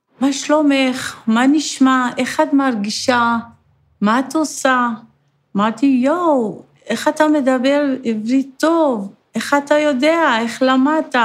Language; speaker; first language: Hebrew; non-native, fluent; Persian